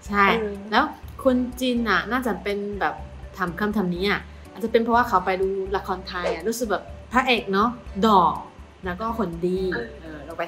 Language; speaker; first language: Thai; non-native, fluent; Chinese